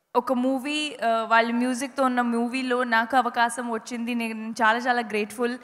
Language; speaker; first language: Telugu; non-native, local second language; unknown